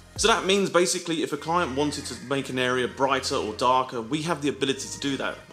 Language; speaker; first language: English; native; English